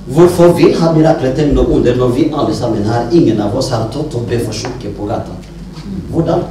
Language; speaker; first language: Norwegian; non-native, fluent; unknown